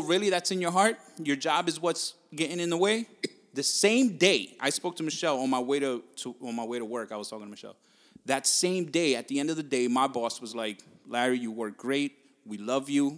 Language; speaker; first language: English; native; English